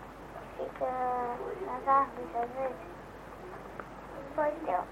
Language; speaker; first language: Portuguese; early bilingual, heritage; Portuguese